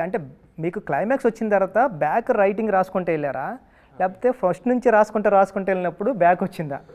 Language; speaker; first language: Telugu; native; Telugu